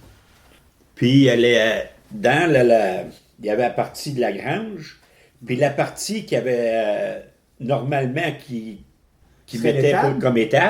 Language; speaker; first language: French; native; French